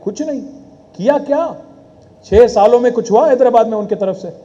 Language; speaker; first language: Hindi; non-native, local second language; Telugu